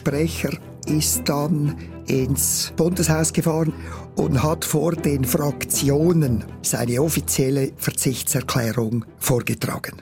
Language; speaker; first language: German; native; German